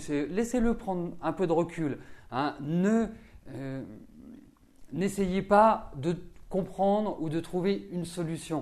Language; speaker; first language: French; native; French